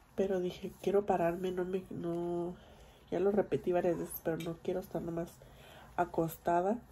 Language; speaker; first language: Spanish; early bilingual, heritage; Spanish